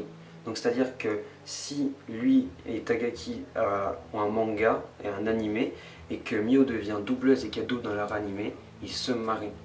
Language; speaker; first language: French; native; French